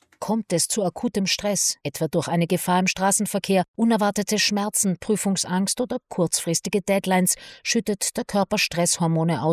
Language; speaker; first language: German; native; German